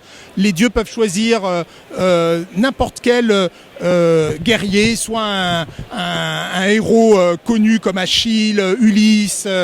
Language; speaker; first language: French; native; French